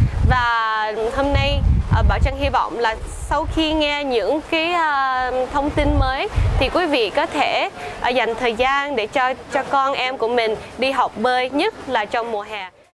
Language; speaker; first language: Vietnamese; early bilingual, heritage; Vietnamese